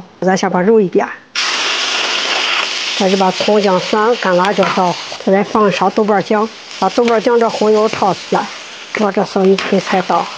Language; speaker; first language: Chinese; native; Chinese